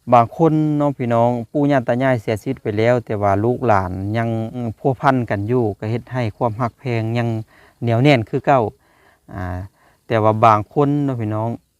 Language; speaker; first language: Thai; native; Thai